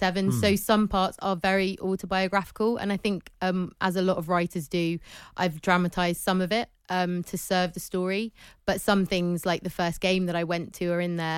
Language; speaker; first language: English; native; English